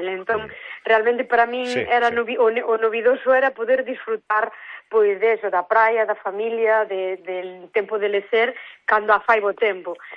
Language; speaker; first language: Galician; native; Galician